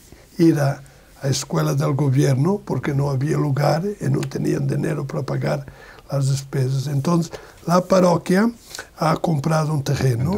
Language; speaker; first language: Spanish; non-native, learner; Portuguese